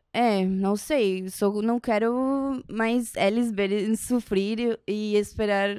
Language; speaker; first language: Portuguese; non-native, learner; Spanish